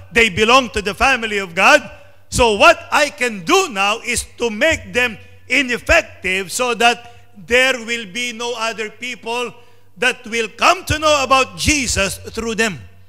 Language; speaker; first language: English; non-native, local second language; Filipino